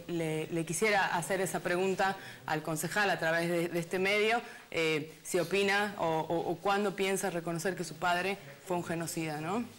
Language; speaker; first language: Spanish; native; Spanish